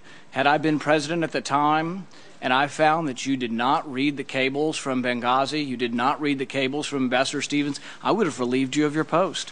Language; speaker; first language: English; native; English